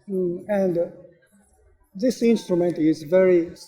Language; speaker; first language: English; non-native, learner; Japanese